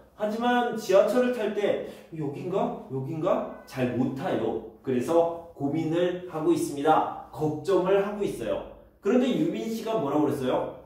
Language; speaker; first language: Korean; native; Korean